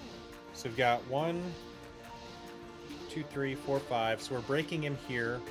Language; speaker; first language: English; native; English